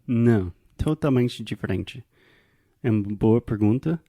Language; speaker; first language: Portuguese; non-native, fluent; English